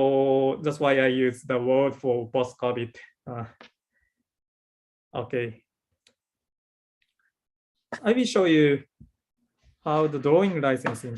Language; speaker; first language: English; non-native, learner; Japanese